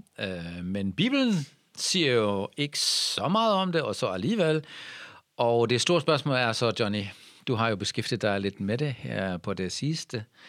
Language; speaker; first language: Danish; native; Danish